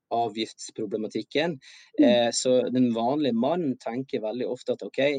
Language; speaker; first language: Norwegian; native; Norwegian